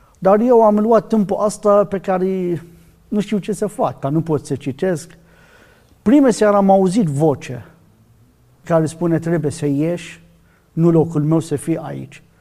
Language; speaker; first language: Romanian; non-native, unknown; Arabic